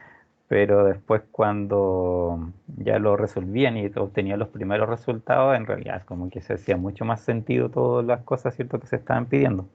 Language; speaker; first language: Spanish; native; Spanish